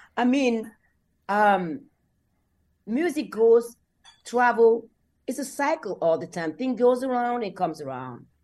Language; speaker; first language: English; non-native, fluent; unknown